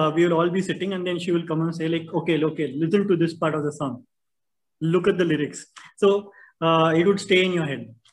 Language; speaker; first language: English; non-native, local second language; Tamil